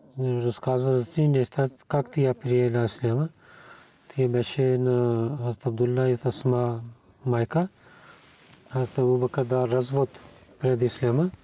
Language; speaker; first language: Bulgarian; non-native, learner; Urdu